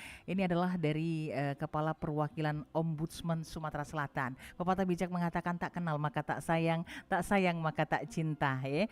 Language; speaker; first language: Indonesian; native; Indonesian